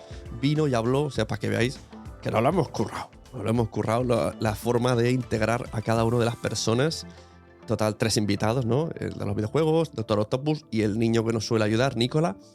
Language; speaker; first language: Spanish; native; Spanish